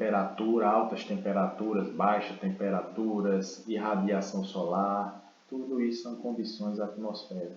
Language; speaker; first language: Portuguese; native; Portuguese